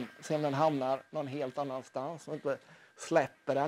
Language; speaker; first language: Swedish; native; Swedish